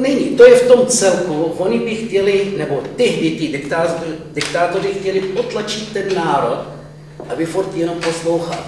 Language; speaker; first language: Czech; non-native, fluent; Arabic